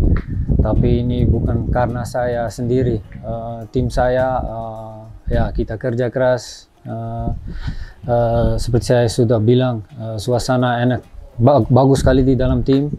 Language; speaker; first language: Indonesian; non-native, fluent; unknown